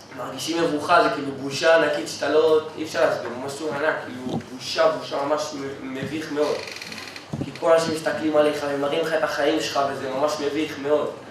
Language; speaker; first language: Hebrew; native; Hebrew